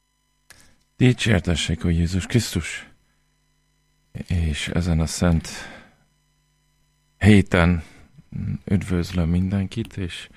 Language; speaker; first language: Hungarian; non-native, fluent; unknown